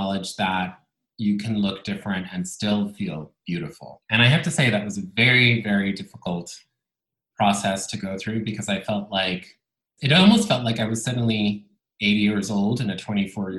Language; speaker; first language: English; non-native, fluent; Italian